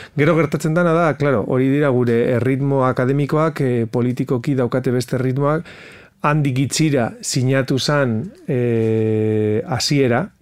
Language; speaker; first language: Basque; non-native, local second language; Spanish